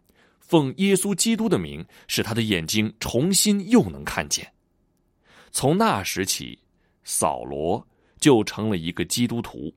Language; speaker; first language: Chinese; native; Chinese